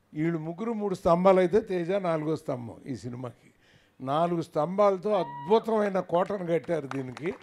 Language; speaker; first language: Telugu; native; Telugu